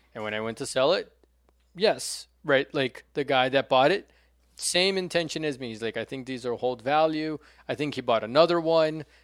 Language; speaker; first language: English; non-native, fluent; Portuguese